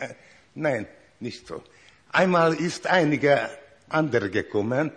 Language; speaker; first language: German; non-native, learner; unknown